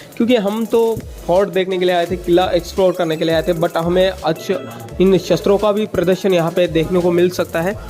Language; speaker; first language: Hindi; non-native, local second language; Marathi